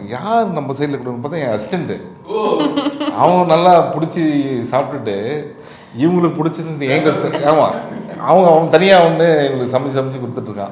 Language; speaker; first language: Tamil; native; Tamil